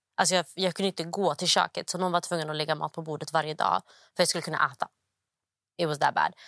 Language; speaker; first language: Swedish; early bilingual, other home language; Somali